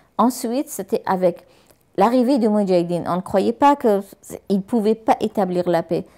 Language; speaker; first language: French; non-native, fluent; Persian